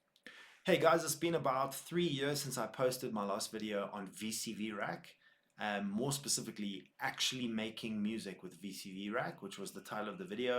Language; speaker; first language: English; native; English